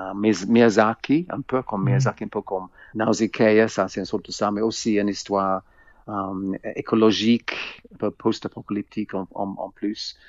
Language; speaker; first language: French; non-native, fluent; English